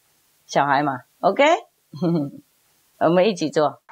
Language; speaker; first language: Chinese; non-native, fluent; Vietnamese